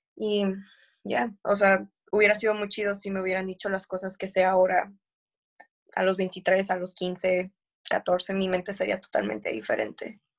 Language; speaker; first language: Spanish; early bilingual, heritage; Spanish